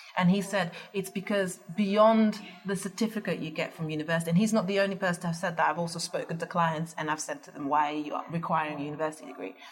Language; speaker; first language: English; early bilingual, other home language; Dutch